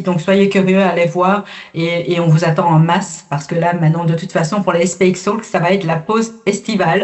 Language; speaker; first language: French; native; French